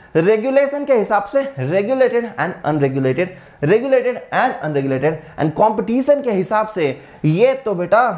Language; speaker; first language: Hindi; non-native, local second language; Marathi